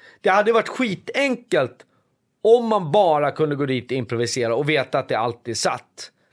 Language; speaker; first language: Swedish; native; Swedish